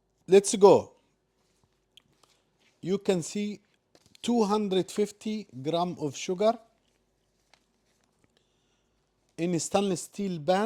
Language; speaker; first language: English; non-native, learner; Arabic